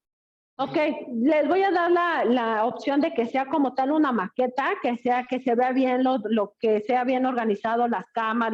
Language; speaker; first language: Spanish; native; Spanish